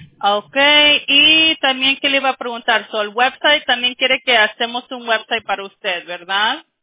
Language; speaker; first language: Spanish; early bilingual, heritage; Spanish